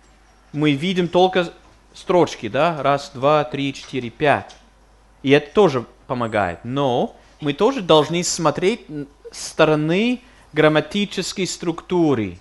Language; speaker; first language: Russian; non-native, fluent; English